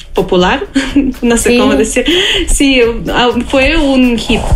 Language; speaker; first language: Spanish; non-native, learner; Russian